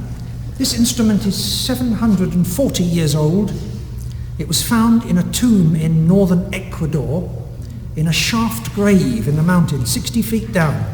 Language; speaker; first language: English; native; English